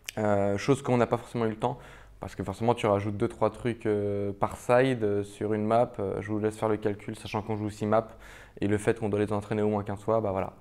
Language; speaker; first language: French; native; French